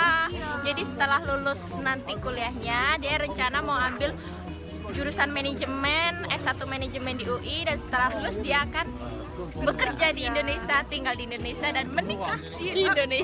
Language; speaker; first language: Indonesian; native; Indonesian